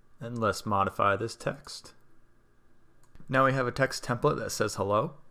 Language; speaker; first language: English; native; English